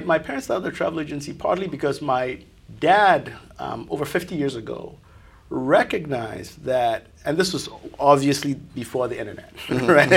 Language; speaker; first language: English; non-native, local second language; Akan